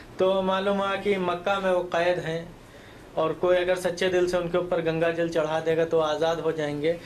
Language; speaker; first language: Urdu; native; Urdu